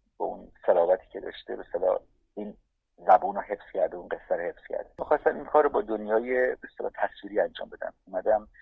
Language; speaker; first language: Persian; native; Persian